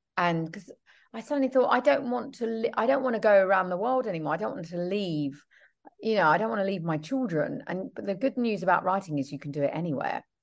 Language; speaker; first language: English; native; English